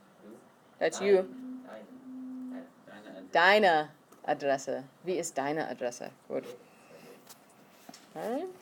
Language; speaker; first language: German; non-native, fluent; English